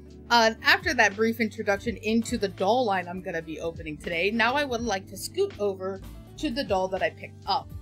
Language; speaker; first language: English; native; English